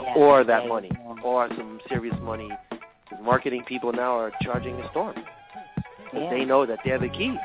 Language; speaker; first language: English; early bilingual, other home language; French